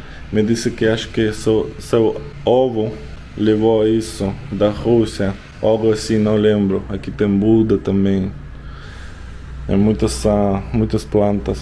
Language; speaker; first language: Portuguese; non-native, learner; Russian